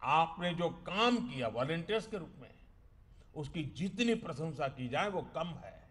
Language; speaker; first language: Hindi; native; Hindi